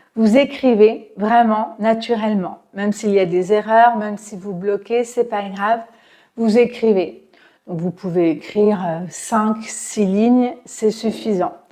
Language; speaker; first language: French; native; French